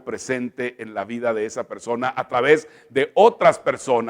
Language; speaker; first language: Spanish; native; Spanish